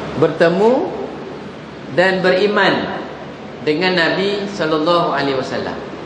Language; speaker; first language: Malay; non-native, local second language; Javanese